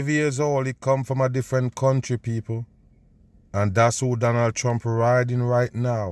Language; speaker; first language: English; native; English